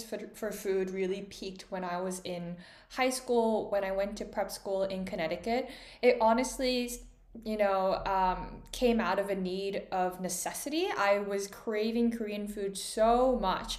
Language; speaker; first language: English; non-native, fluent; Korean